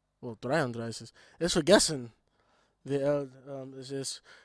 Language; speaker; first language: German; non-native, learner; English